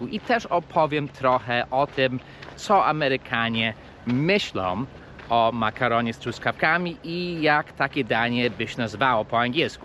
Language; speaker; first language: Polish; early bilingual, heritage; Polish